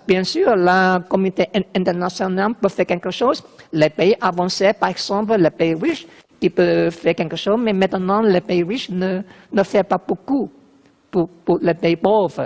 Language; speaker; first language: French; non-native, learner; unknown